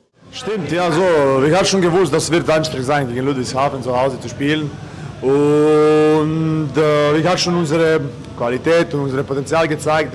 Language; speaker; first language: German; non-native, fluent; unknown